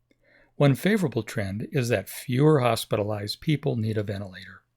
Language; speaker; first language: English; native; English